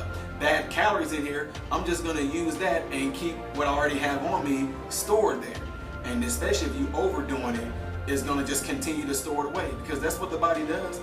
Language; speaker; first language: English; native; English